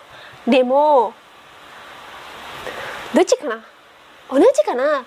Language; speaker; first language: Japanese; non-native, learner; Indonesian